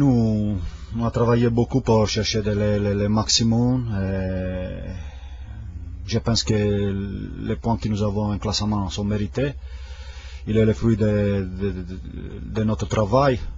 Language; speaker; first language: French; non-native, fluent; Italian